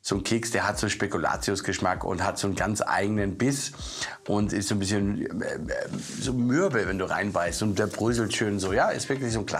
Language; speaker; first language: German; native; German